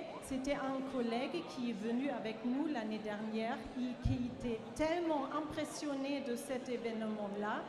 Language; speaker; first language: French; non-native, fluent; German